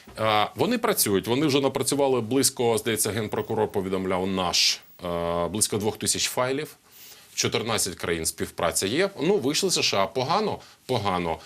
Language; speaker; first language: Ukrainian; non-native, local second language; Russian